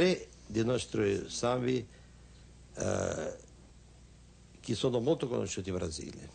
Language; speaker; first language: Italian; non-native, fluent; Portuguese